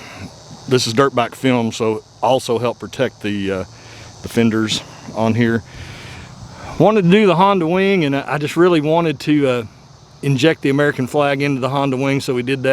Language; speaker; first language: English; native; English